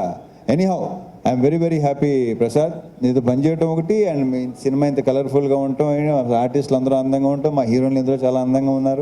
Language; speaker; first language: Telugu; native; Telugu